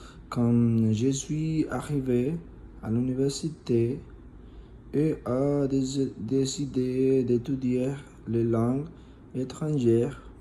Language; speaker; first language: French; non-native, learner; Spanish